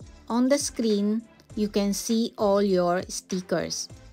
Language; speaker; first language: English; non-native, local second language; Filipino